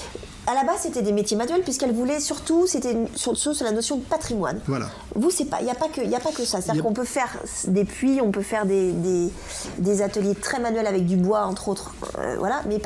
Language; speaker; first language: French; native; French